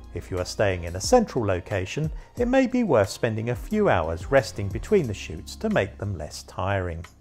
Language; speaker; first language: English; native; English